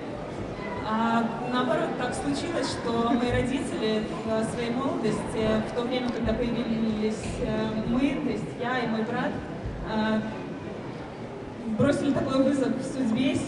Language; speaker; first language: Russian; native; Russian